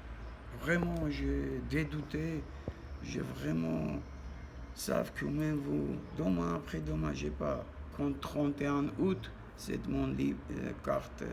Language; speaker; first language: French; non-native, learner; Armenian